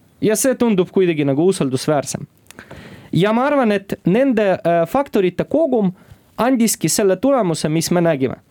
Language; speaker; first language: Estonian; non-native, local second language; Russian